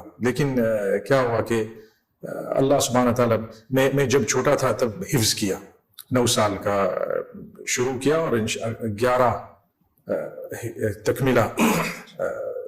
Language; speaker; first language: Hindi; non-native, fluent; English